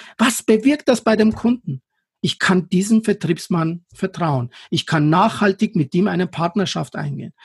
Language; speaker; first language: German; non-native, fluent; Persian